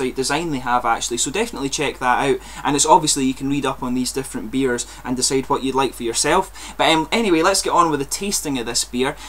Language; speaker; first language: English; native; English